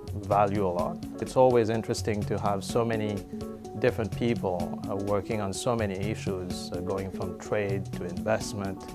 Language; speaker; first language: English; non-native, fluent; Morisyen